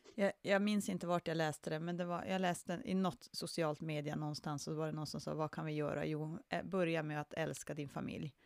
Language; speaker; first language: Swedish; native; Swedish